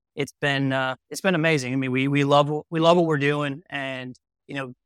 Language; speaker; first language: English; native; English